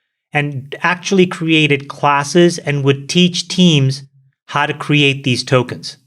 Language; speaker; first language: English; native; English